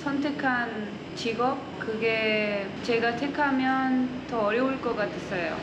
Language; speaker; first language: Korean; early bilingual, heritage; Korean